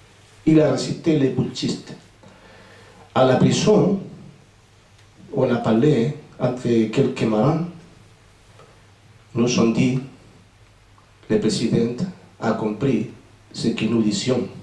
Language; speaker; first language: French; non-native, fluent; Spanish